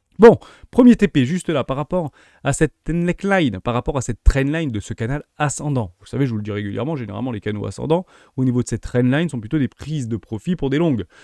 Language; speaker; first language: French; native; French